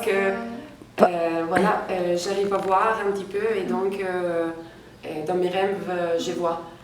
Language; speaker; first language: French; non-native, fluent; Italian